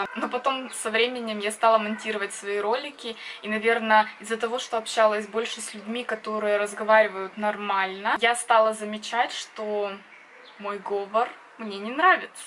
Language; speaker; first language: Russian; native; Russian